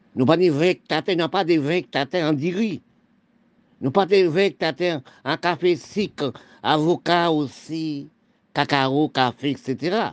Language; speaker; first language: French; non-native, local second language; Haitian Creole